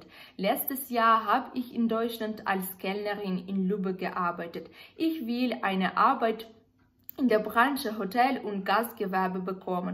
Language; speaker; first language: German; non-native, fluent; Ukrainian